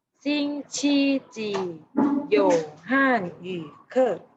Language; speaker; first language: Chinese; non-native, fluent; Thai